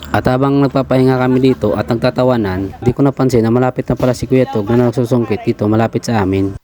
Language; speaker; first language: Filipino; non-native, local second language; Bikol